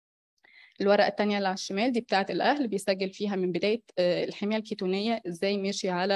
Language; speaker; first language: Arabic; native; Arabic